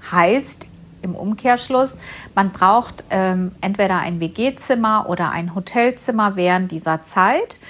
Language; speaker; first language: German; early bilingual, other home language; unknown